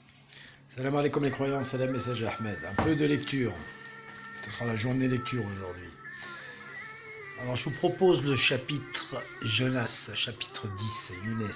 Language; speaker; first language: French; native; French